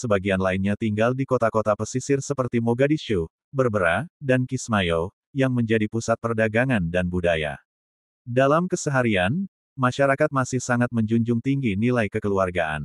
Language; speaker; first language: Indonesian; native; Indonesian